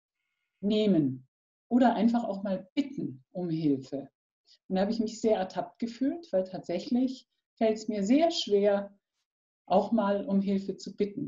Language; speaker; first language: German; native; German